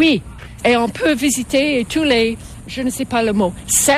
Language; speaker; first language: French; non-native, fluent; English